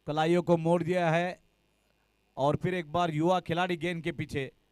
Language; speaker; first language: Hindi; non-native, local second language; Marathi